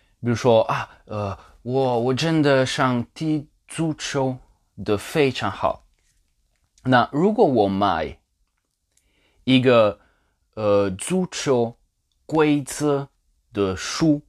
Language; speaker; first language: Chinese; non-native, learner; Polish